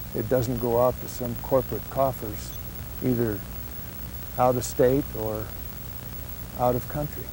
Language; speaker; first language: English; native; English